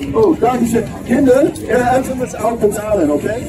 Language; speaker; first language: German; non-native, learner; English